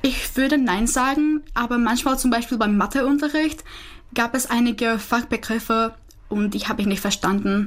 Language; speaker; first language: German; non-native, fluent; Czech